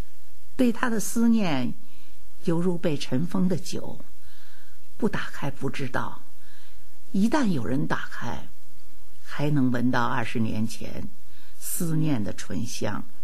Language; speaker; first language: Chinese; native; Chinese